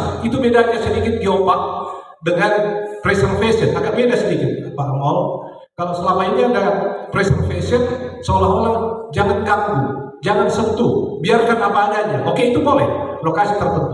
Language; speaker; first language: Indonesian; native; Indonesian